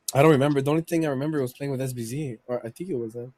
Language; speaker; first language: English; native; English